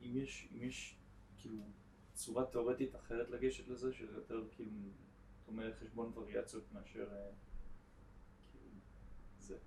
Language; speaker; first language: Hebrew; native; Hebrew